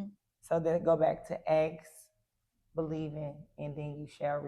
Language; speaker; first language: English; native; English